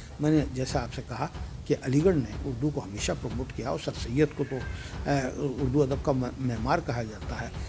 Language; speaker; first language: Urdu; native; Urdu